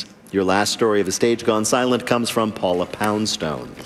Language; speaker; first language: English; native; English